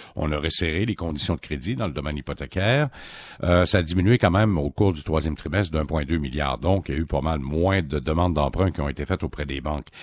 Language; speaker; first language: French; native; French